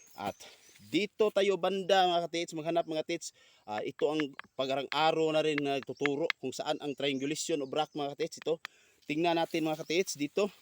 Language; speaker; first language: Filipino; non-native, local second language; Cebuano